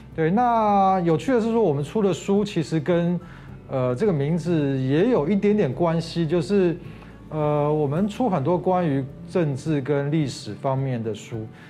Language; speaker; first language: Chinese; native; Chinese